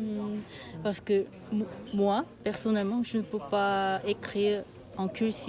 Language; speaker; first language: French; non-native, learner; Korean